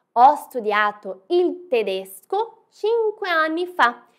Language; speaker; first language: Italian; non-native, fluent; Portuguese